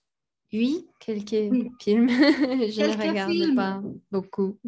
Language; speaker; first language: French; non-native, learner; Spanish